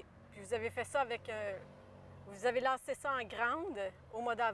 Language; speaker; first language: French; native; French